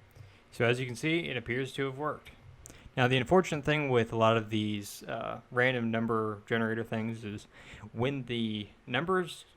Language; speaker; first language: English; native; English